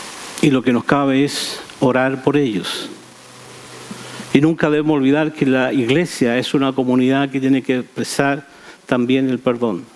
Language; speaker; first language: Spanish; native; Spanish